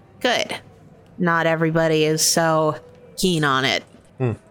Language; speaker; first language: English; native; English